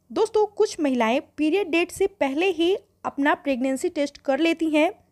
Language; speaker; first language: Hindi; native; Hindi